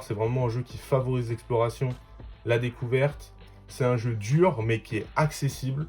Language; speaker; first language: French; native; French